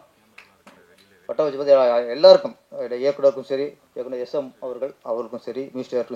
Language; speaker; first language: Tamil; native; Tamil